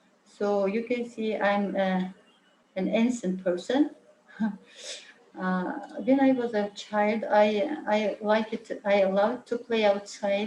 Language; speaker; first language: English; non-native, learner; Mongolian